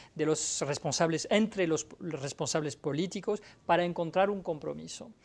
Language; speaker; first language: Spanish; non-native, fluent; French